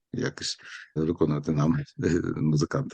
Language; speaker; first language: Ukrainian; non-native, local second language; Russian